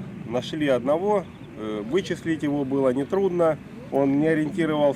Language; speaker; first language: Russian; native; Russian